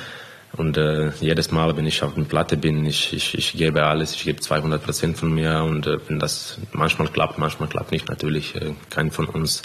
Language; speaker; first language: German; non-native, fluent; Croatian